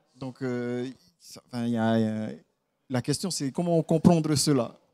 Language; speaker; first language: French; native; French